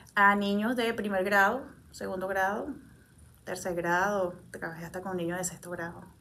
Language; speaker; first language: Spanish; native; Spanish